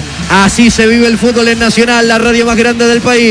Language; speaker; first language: Spanish; native; Spanish